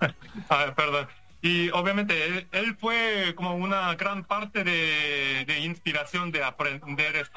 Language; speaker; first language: Spanish; non-native, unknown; Korean